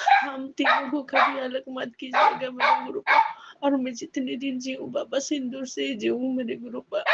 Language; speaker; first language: Hindi; non-native, local second language; Assamese